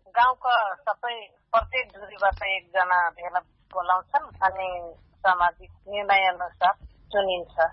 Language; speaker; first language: Nepali; non-native, local second language; Rana Tharu